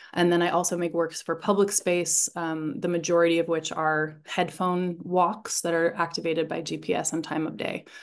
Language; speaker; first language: English; native; English